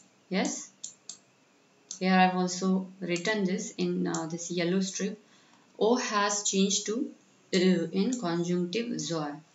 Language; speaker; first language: English; non-native, local second language; Hindi